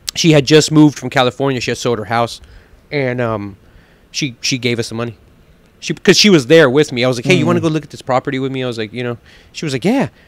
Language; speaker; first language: English; native; English